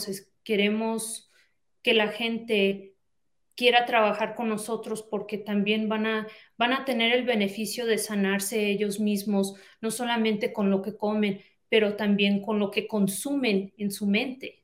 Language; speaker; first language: Spanish; early bilingual, heritage; Spanish